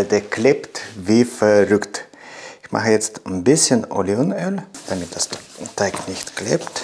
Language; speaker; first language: German; non-native, fluent; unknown